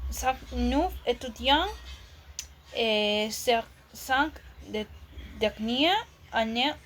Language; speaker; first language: French; non-native, learner; Spanish